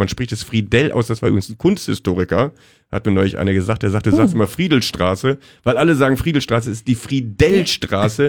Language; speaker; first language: German; native; German